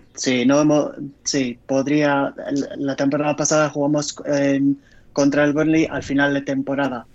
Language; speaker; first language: Spanish; native; Spanish